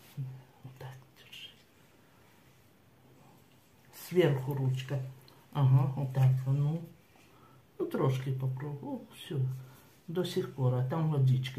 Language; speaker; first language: Russian; native; Russian